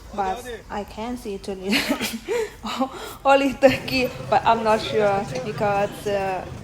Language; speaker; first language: English; non-native, learner; Thai